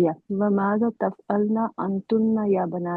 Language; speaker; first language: Arabic; non-native, learner; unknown